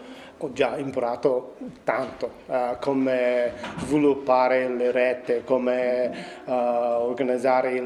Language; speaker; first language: Italian; non-native, fluent; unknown